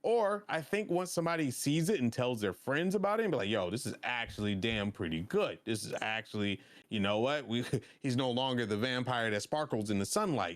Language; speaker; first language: English; native; English